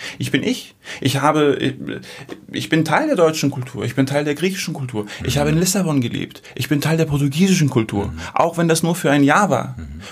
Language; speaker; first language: German; early bilingual, other home language; Greek